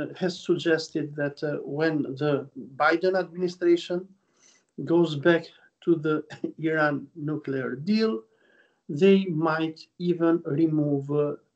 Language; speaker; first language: English; non-native, fluent; Albanian